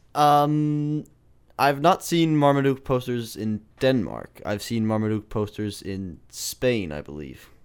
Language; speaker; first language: English; early bilingual, other home language; Danish